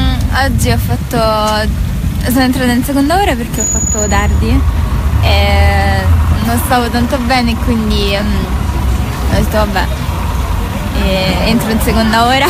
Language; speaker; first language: Italian; early bilingual, other home language; Arabic